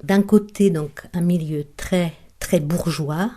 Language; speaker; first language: French; non-native, fluent; Czech